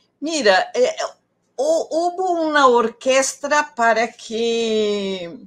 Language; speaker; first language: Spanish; non-native, fluent; Portuguese